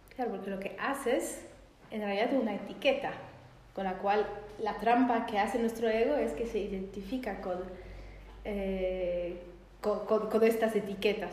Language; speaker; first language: Spanish; non-native, fluent; Polish